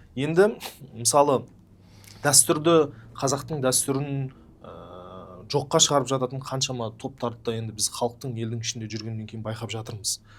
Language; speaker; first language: Kazakh; native; Kazakh